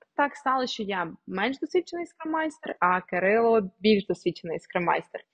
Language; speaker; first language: Ukrainian; non-native, local second language; Russian